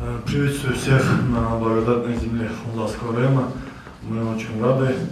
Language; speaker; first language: Russian; non-native, local second language; Avaric